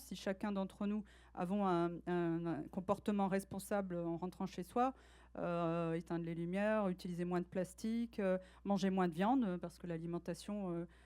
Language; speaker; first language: French; native; French